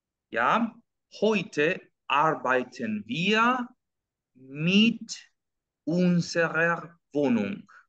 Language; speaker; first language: German; non-native, fluent; Spanish